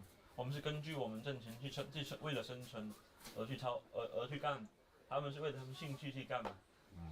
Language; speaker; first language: Chinese; native; Chinese